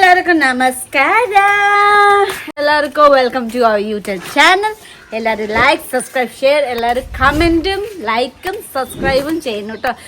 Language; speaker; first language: Malayalam; non-native, fluent; Nepali